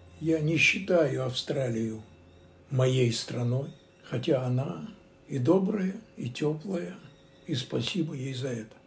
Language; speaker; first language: Russian; native; Russian